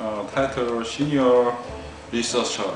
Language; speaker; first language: Korean; native; Korean